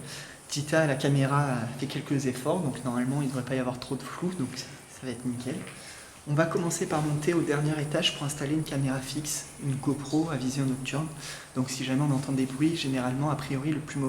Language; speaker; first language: French; native; French